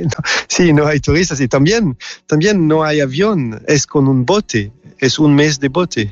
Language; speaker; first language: Spanish; non-native, learner; French